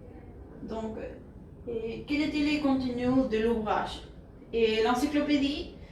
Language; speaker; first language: French; non-native, learner; Spanish